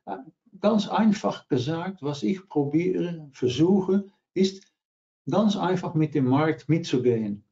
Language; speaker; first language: German; non-native, learner; Dutch